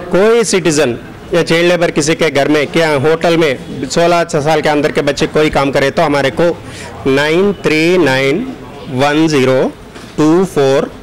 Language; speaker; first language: Hindi; non-native, local second language; Telugu